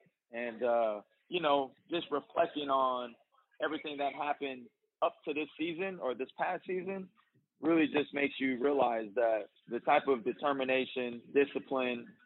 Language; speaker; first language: English; native; English